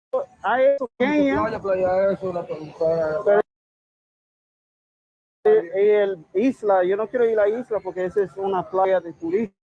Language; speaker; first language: Spanish; non-native, learner; English